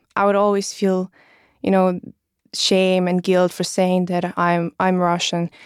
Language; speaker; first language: English; non-native, fluent; Russian